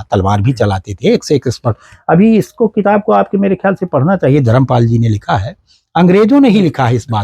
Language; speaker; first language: Hindi; native; Hindi